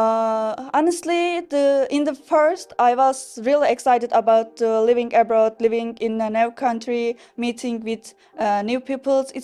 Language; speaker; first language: English; non-native, learner; Turkish